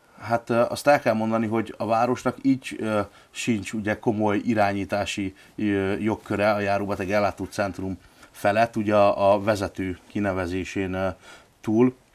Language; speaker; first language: Hungarian; native; Hungarian